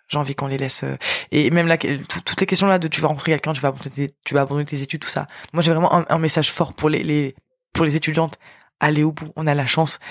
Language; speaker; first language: French; early bilingual, other home language; Arabic